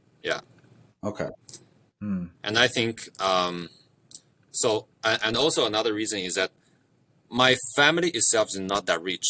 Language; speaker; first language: English; non-native, fluent; Chinese